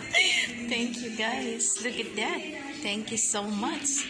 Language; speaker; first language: English; non-native, local second language; Filipino